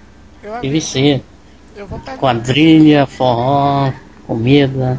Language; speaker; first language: Portuguese; non-native, learner; English